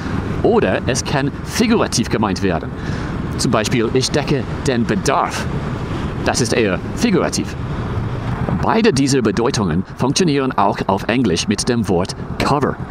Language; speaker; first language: German; non-native, fluent; English